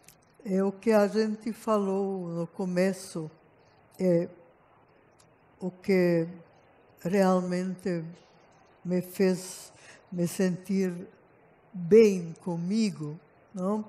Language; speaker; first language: Portuguese; non-native, fluent; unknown